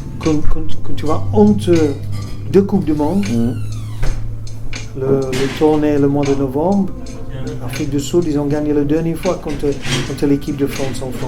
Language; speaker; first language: French; non-native, fluent; English